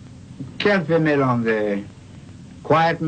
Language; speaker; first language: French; non-native, learner; English